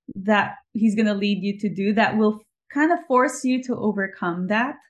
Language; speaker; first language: English; non-native, local second language; Filipino